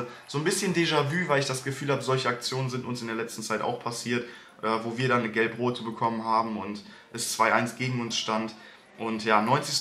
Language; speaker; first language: German; native; German